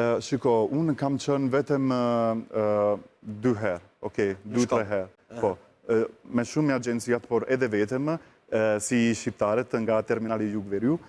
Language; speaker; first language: Albanian; non-native, learner; Italian